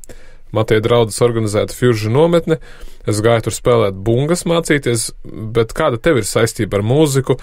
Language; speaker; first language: Latvian; native; Latvian